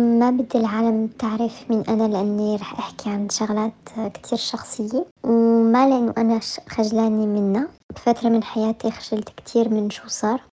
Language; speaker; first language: Arabic; early bilingual, heritage; French